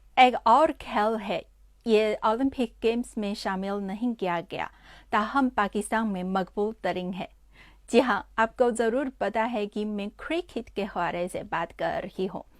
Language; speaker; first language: Urdu; non-native, fluent; Chinese